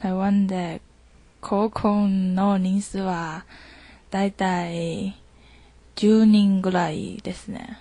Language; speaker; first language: Japanese; non-native, learner; Chinese